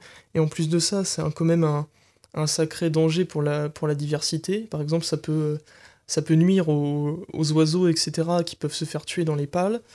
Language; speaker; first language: French; native; French